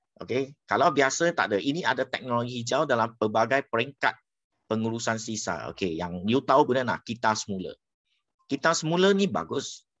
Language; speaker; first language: Malay; non-native, local second language; Chinese